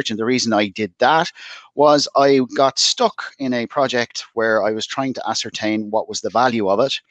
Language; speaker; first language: English; native; English